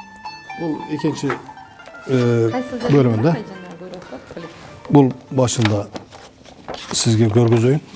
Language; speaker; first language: Kyrgyz; non-native, fluent; Turkish